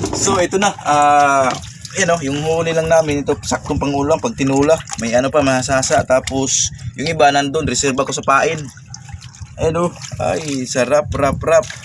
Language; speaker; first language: Filipino; non-native, local second language; Cebuano